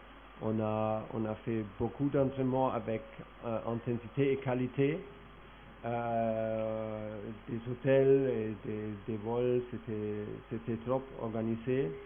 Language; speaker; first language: French; non-native, fluent; German